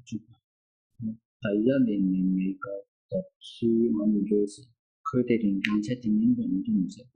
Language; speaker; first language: Cantonese; native; Cantonese